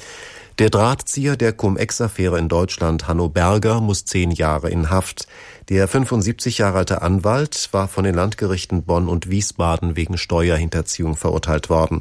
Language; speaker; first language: German; native; German